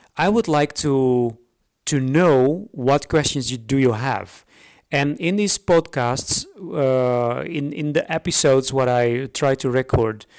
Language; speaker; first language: English; non-native, fluent; Dutch